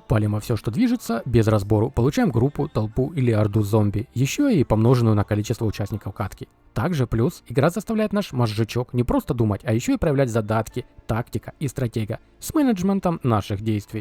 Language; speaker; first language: Russian; native; Russian